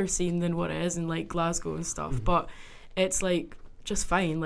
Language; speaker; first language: English; native; English